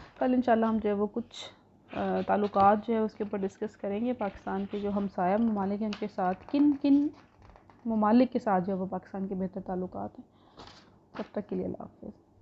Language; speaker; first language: Urdu; non-native, local second language; Punjabi